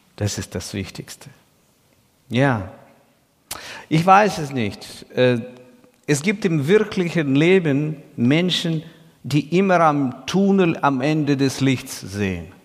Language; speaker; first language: German; non-native, fluent; Russian